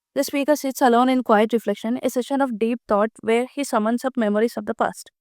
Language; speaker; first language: English; non-native, local second language; Telugu